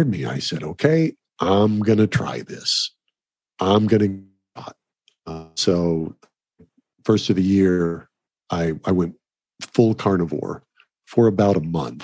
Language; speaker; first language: English; native; English